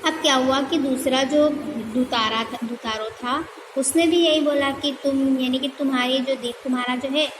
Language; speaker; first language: Hindi; non-native, local second language; Gujarati